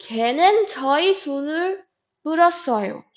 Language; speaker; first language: Korean; non-native, fluent; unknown